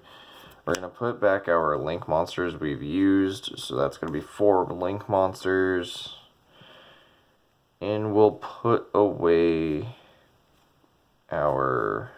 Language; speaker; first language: English; native; English